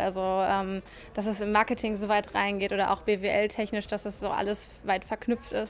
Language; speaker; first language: German; native; German